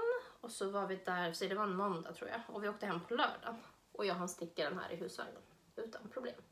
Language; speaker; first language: Swedish; native; Swedish